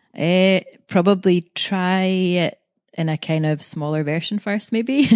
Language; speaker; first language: English; native; English